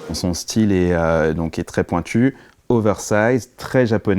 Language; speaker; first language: French; native; French